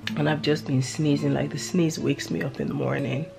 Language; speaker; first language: English; non-native, local second language; Yoruba